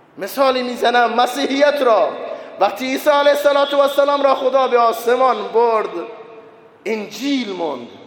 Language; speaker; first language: Persian; non-native, local second language; Baluchi